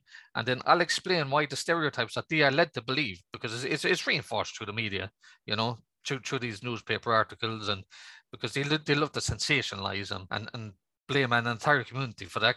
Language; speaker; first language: English; native; English